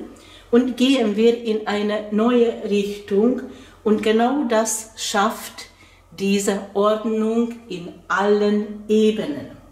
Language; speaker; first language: German; non-native, fluent; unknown